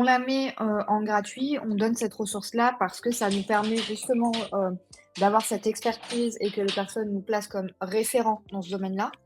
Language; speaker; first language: French; native; French